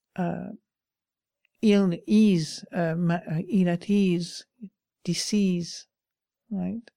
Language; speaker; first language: English; non-native, fluent; French